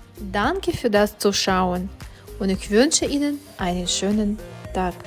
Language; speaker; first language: German; non-native, fluent; Ukrainian